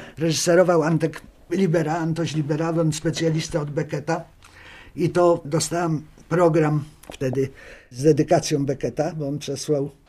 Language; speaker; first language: Polish; native; Polish